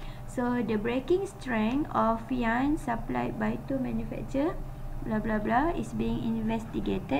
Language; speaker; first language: English; non-native, local second language; Malay